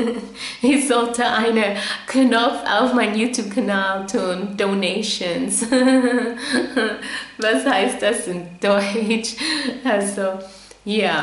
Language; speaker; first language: German; non-native, fluent; English